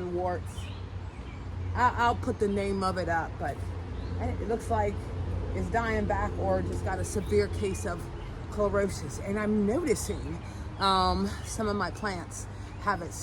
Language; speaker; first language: English; native; English